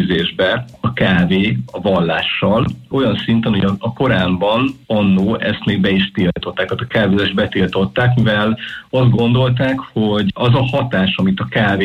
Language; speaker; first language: Hungarian; non-native, fluent; Spanish